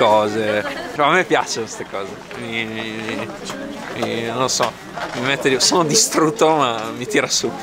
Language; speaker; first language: Italian; native; Italian